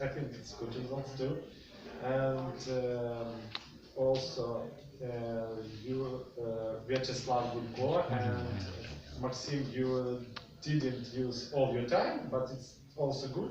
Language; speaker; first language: English; non-native, learner; Russian